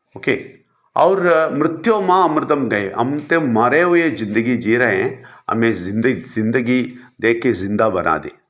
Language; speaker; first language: Hindi; non-native, local second language; Malayalam